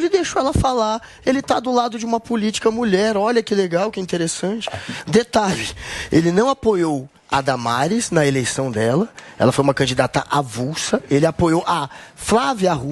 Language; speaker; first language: Portuguese; native; Portuguese